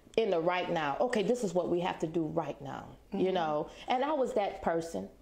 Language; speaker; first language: English; native; English